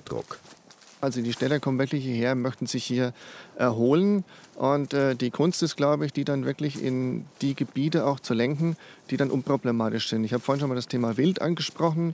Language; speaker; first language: German; native; German